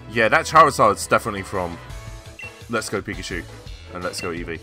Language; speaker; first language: English; native; English